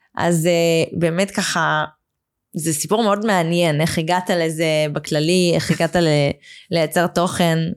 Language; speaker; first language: Hebrew; native; Hebrew